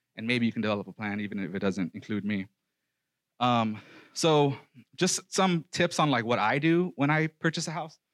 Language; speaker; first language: English; native; English